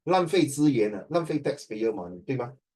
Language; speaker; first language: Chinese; native; Chinese